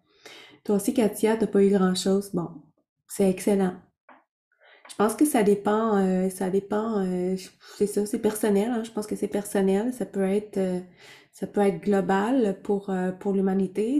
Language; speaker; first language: French; native; French